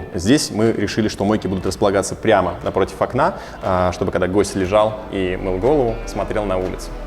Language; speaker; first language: Russian; native; Russian